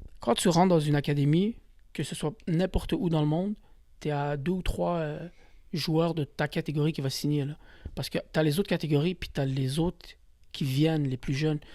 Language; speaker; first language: French; early bilingual, other home language; Kabyle